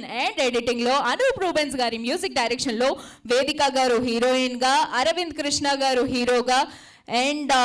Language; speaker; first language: Telugu; native; Telugu